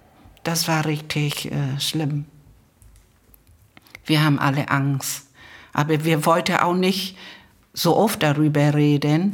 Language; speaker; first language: German; non-native, learner; Vietnamese